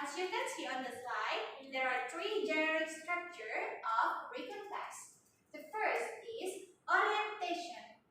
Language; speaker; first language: English; non-native, learner; Indonesian